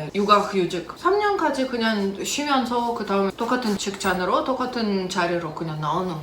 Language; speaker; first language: Korean; non-native, fluent; Russian